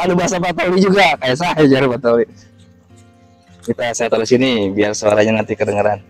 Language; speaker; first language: Indonesian; native; Indonesian